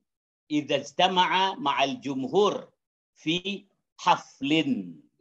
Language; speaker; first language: Arabic; non-native, fluent; Indonesian